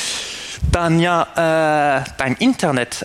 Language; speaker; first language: German; non-native, fluent; French